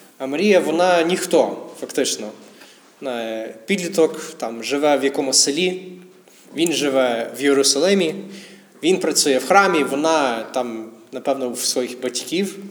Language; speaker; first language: Ukrainian; non-native, fluent; English